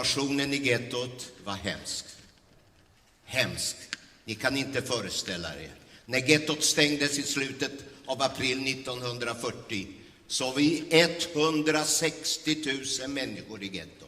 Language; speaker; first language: Swedish; early bilingual, other home language; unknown